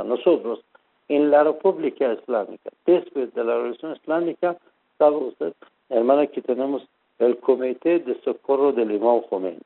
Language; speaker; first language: Spanish; non-native, fluent; Persian